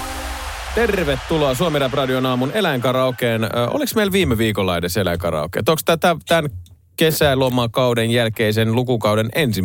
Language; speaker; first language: Finnish; native; Finnish